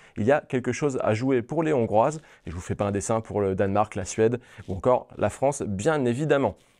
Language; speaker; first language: French; native; French